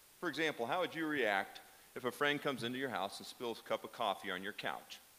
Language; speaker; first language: English; native; English